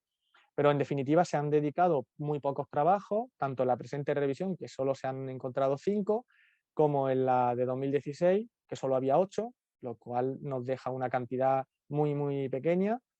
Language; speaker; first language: Spanish; native; Spanish